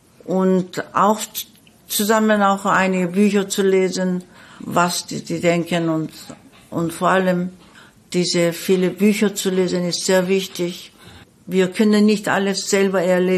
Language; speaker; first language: German; non-native, fluent; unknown